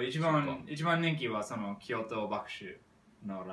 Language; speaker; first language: Japanese; non-native, learner; English